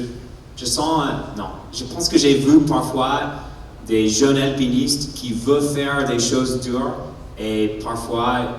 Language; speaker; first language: French; non-native, learner; English